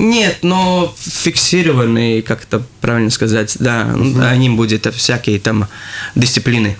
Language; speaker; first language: Russian; non-native, local second language; Latvian